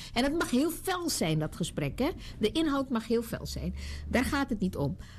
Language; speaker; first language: Dutch; native; Dutch